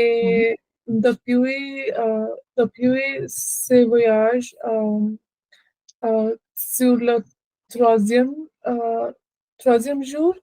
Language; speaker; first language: French; non-native, learner; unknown